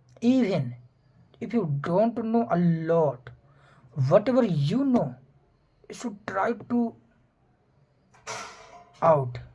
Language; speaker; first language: English; non-native, fluent; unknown